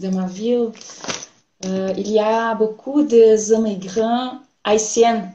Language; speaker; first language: French; non-native, learner; Portuguese